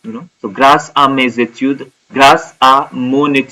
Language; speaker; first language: French; non-native, fluent; Hindi